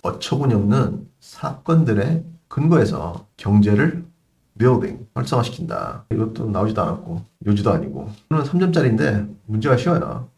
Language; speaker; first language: Korean; native; Korean